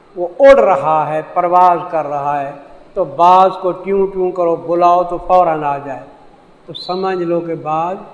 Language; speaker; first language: Urdu; non-native, local second language; Saraiki